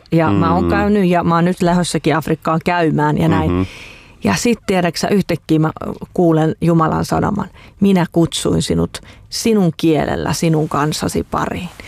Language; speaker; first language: Finnish; native; Finnish